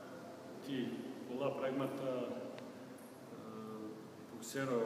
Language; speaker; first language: Greek; non-native, learner; Serbian